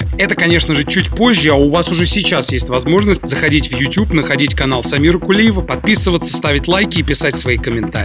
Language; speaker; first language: Russian; native; Russian